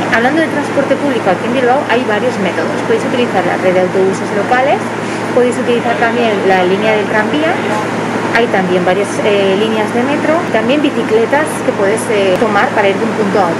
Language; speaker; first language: Spanish; native; Spanish